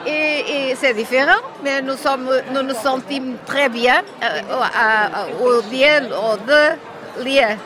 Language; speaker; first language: French; non-native, learner; Portuguese